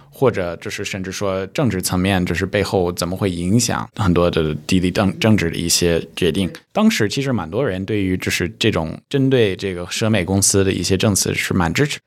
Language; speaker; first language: Chinese; early bilingual, heritage; Chinese